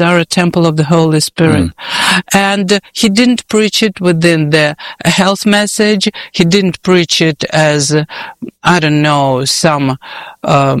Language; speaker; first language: English; non-native, fluent; Russian